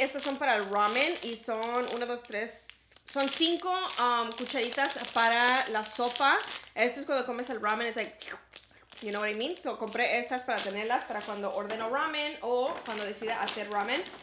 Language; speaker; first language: Spanish; early bilingual, heritage; Spanish